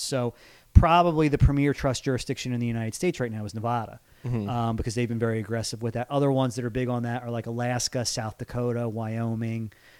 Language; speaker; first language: English; native; English